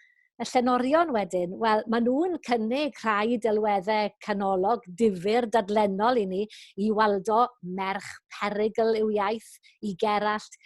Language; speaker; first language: Welsh; native; Welsh